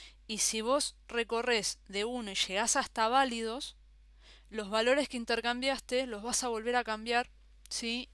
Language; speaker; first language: Spanish; native; Spanish